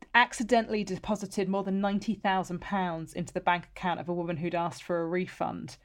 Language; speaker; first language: English; native; English